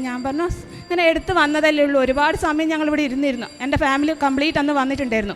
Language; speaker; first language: Malayalam; native; Malayalam